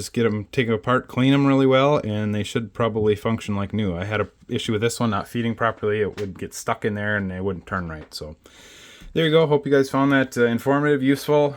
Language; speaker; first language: English; native; English